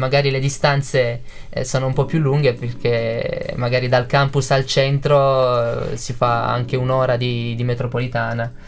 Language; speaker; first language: Italian; early bilingual, other home language; Arabic